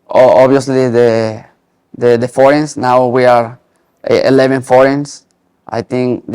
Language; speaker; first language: English; non-native, learner; Spanish